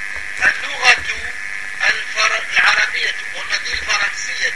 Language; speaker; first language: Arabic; non-native, fluent; French